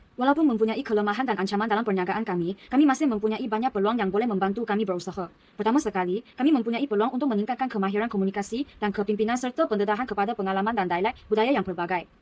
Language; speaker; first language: Malay; non-native, local second language; Chinese